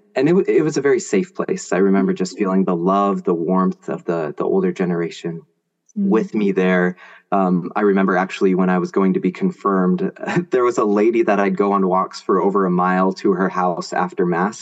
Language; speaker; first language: English; native; English